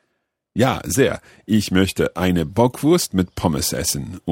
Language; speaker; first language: German; non-native, learner; English